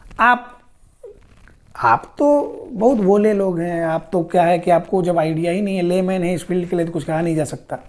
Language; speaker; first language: Hindi; non-native, local second language; Bhojpuri